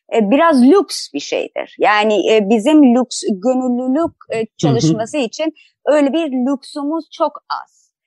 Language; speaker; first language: Turkish; non-native, fluent; Persian